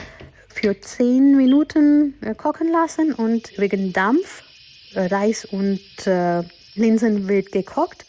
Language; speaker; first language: German; non-native, learner; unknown